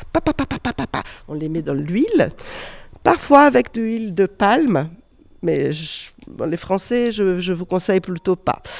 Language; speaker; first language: French; non-native, fluent; Portuguese